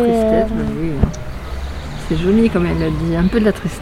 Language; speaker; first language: French; native; French